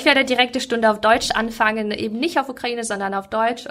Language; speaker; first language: German; non-native, fluent; Ukrainian